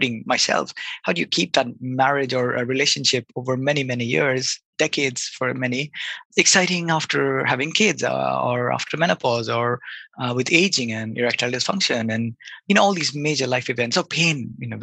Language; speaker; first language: English; non-native, local second language; Bangla